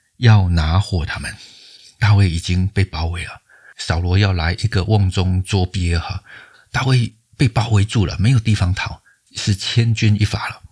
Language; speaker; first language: Chinese; native; Chinese